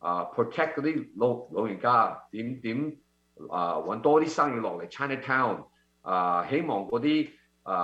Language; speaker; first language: Cantonese; early bilingual, heritage; Cantonese